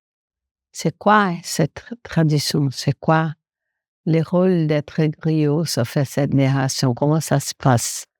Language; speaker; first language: French; non-native, fluent; Portuguese